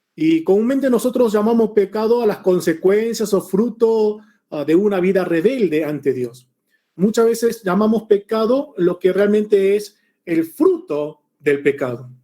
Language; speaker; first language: Spanish; early bilingual, other home language; Korean